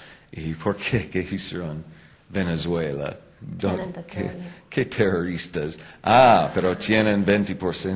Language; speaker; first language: Spanish; non-native, fluent; English